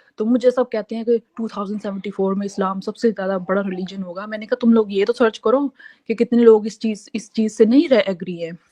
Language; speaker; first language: Urdu; native; Urdu